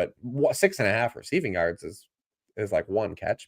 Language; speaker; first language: English; native; English